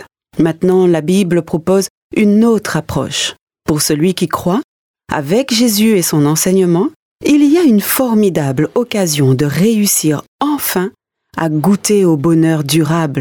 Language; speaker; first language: French; native; French